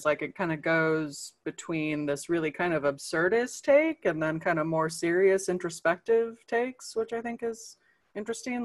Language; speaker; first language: English; native; English